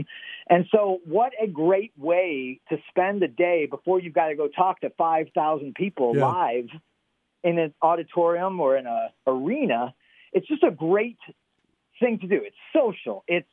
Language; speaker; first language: English; native; English